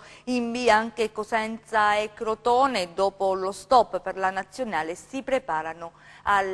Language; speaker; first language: Italian; native; Italian